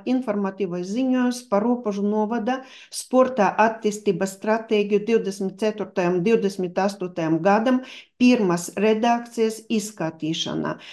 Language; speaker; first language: Latvian; non-native, local second language; Russian